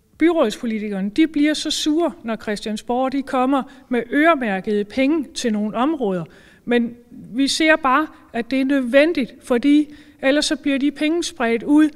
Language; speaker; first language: Danish; native; Danish